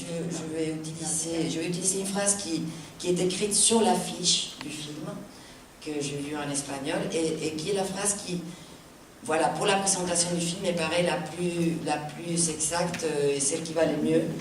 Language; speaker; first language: French; non-native, fluent; Spanish